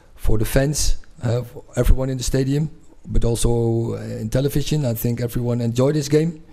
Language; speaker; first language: English; non-native, fluent; Dutch